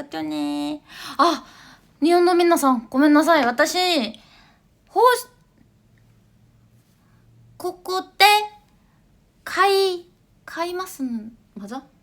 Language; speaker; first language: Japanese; non-native, learner; Korean